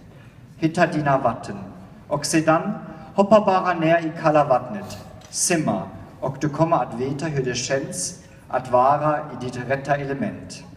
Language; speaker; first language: Swedish; non-native, fluent; German